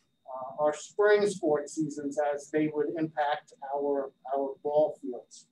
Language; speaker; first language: English; native; English